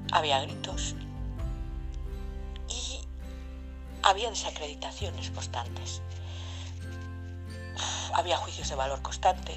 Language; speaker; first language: Spanish; native; Spanish